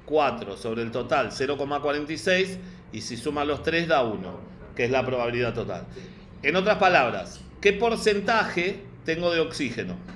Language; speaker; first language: Spanish; native; Spanish